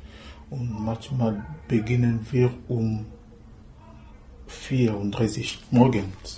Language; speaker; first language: German; non-native, learner; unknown